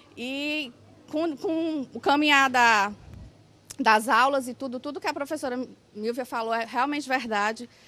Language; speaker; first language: Portuguese; native; Portuguese